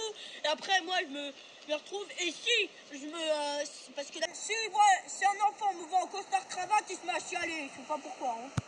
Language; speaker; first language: French; native; French